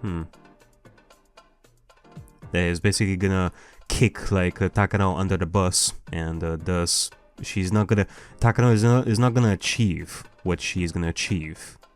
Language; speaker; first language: English; native; English